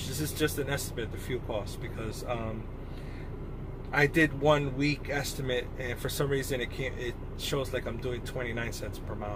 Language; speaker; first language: English; native; English